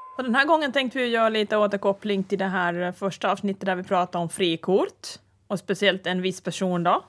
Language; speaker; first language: Swedish; native; Swedish